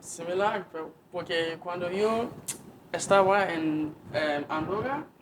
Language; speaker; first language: Spanish; non-native, learner; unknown